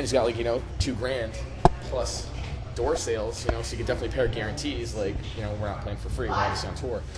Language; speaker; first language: English; native; English